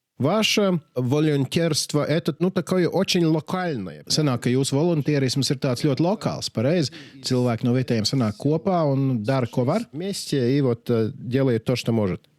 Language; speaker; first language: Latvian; native; Latvian